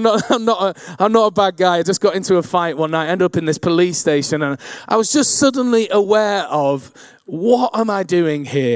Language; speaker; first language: English; native; English